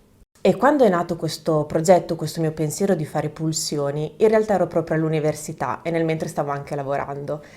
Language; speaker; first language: Italian; native; Italian